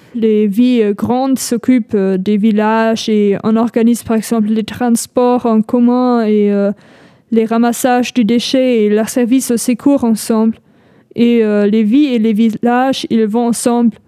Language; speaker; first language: French; non-native, fluent; German